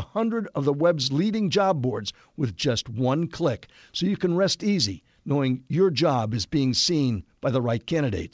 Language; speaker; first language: English; native; English